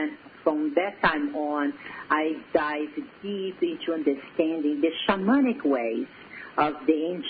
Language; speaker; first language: English; non-native, fluent; Portuguese